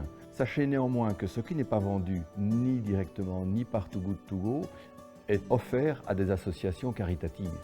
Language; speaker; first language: French; native; French